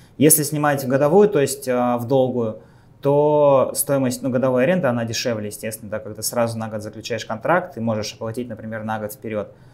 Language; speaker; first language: Russian; native; Russian